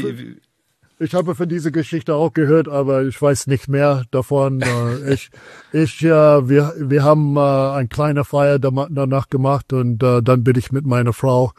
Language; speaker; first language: German; non-native, fluent; English